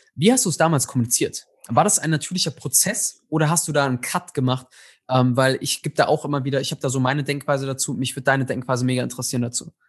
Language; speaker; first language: German; early bilingual, other home language; Tigrinya